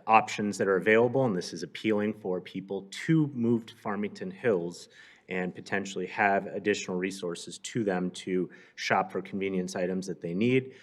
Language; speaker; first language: English; native; English